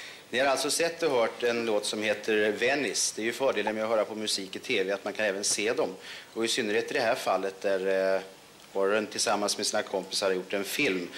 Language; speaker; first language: Swedish; native; Swedish